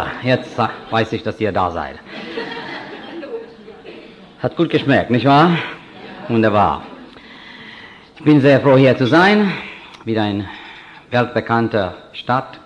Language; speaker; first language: German; non-native, fluent; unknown